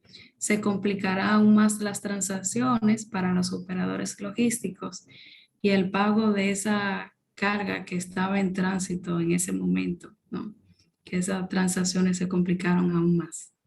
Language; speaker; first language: Spanish; native; Spanish